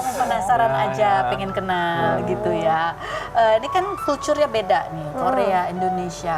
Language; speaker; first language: Indonesian; native; Indonesian